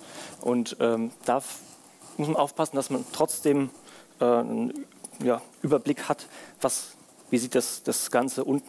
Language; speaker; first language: German; native; German